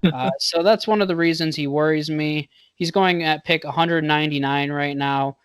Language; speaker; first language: English; native; English